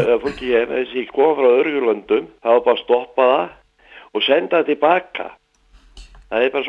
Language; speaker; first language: Icelandic; non-native, learner; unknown